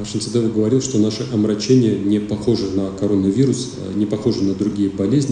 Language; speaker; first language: Russian; native; Russian